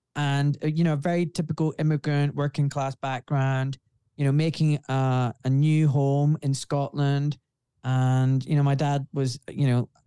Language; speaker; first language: English; native; English